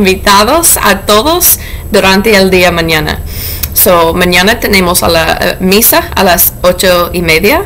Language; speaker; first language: Spanish; non-native, learner; English